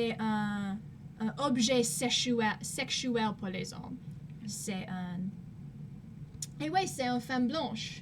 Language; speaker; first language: French; non-native, learner; English